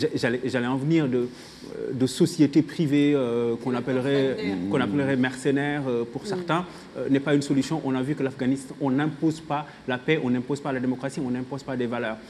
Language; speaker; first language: French; non-native, local second language; Wolof